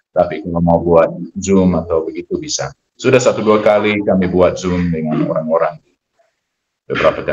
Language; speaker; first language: Indonesian; non-native, fluent; English